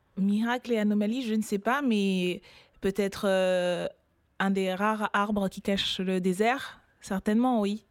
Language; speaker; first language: French; early bilingual, other home language; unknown